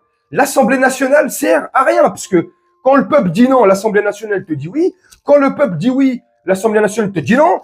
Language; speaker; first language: French; native; French